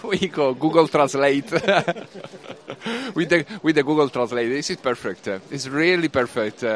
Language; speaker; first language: English; non-native, learner; Italian